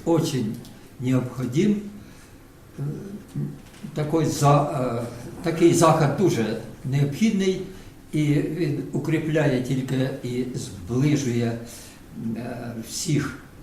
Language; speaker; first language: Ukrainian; non-native, local second language; Russian